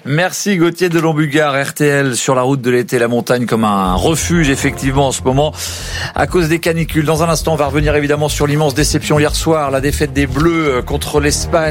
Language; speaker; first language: French; native; French